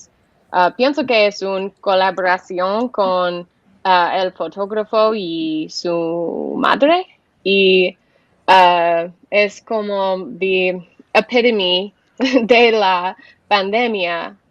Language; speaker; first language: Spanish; non-native, learner; English